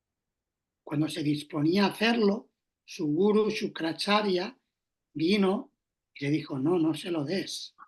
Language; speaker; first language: Spanish; native; Spanish